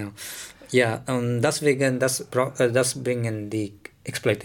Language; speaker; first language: German; non-native, learner; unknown